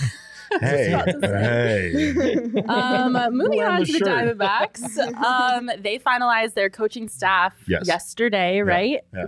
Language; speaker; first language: English; native; English